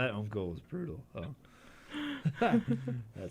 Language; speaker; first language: English; native; English